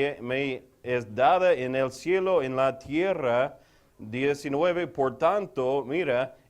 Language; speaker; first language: Spanish; non-native, fluent; English